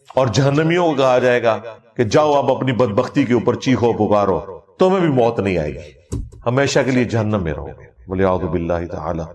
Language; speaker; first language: Urdu; non-native, local second language; Punjabi